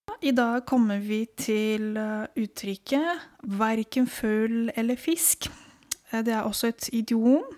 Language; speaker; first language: Norwegian; non-native, fluent; Spanish